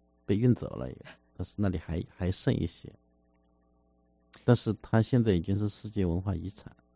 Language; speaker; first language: Chinese; native; Chinese